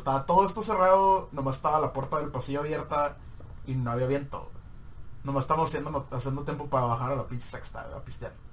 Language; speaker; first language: Spanish; native; Spanish